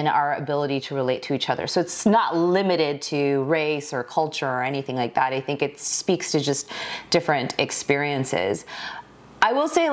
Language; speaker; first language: English; early bilingual, other home language; Korean